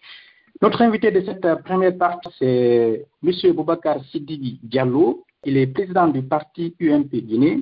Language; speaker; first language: French; non-native, local second language; Fula